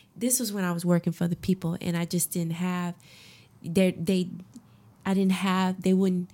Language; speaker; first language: English; native; English